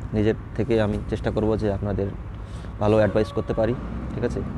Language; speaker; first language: Bangla; non-native, local second language; Hindi